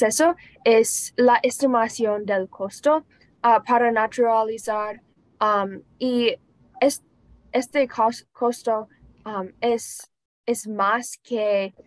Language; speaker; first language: Spanish; non-native, learner; English